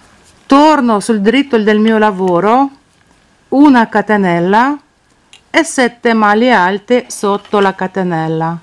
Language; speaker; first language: Italian; non-native, fluent; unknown